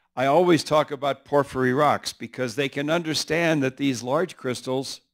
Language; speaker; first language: English; early bilingual, other home language; Spanish